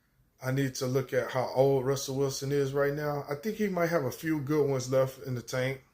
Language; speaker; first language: English; native; English